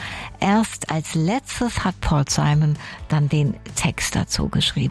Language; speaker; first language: German; native; German